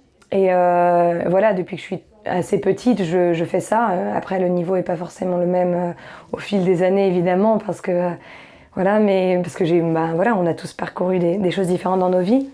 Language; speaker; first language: French; native; French